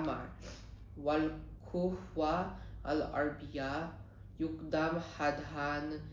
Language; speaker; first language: Arabic; non-native, learner; Filipino